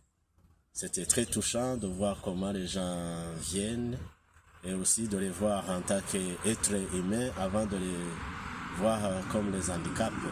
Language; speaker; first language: French; non-native, local second language; Kinyarwanda